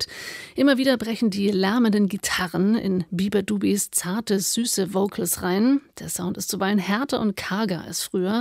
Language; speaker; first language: German; native; German